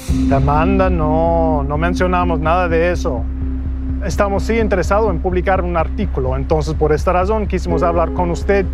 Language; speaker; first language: Spanish; non-native, fluent; English